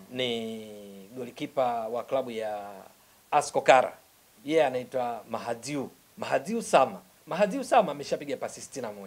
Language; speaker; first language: Swahili; native; Swahili